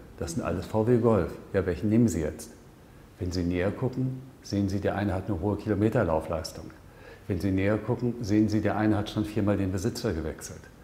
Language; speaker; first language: German; native; German